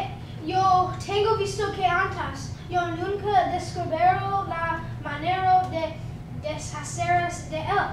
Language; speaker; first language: Spanish; non-native, learner; English